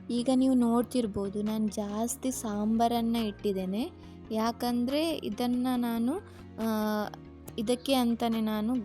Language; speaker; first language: Kannada; non-native, local second language; Tulu